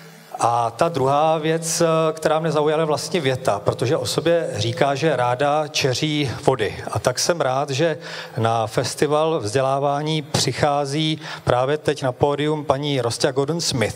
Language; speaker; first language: Czech; native; Czech